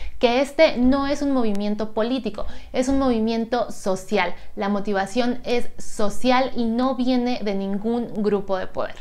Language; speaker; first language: Spanish; native; Spanish